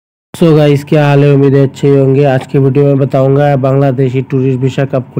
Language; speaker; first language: Hindi; non-native, local second language; Bangla